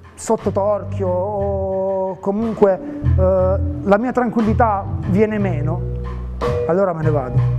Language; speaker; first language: Italian; native; Italian